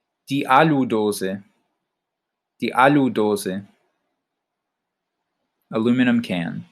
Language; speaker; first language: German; non-native, fluent; English